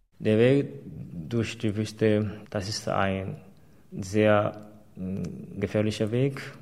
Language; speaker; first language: German; non-native, fluent; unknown